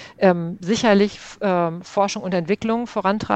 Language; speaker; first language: German; native; German